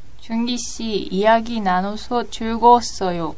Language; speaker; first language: Korean; non-native, learner; Japanese